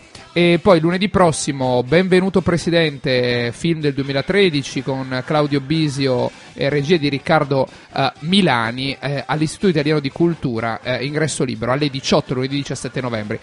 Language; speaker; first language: Italian; native; Italian